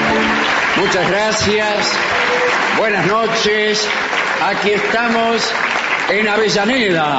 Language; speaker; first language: Spanish; native; Spanish